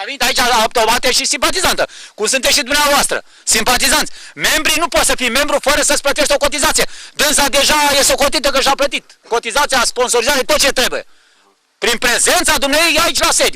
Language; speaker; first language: Romanian; native; Romanian